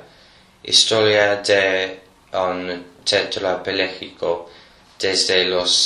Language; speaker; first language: Spanish; non-native, learner; English